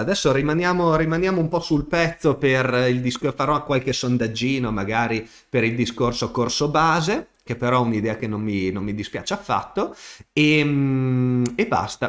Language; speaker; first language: Italian; native; Italian